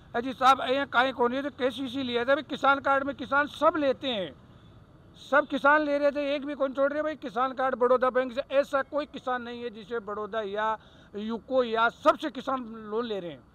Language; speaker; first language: Hindi; native; Hindi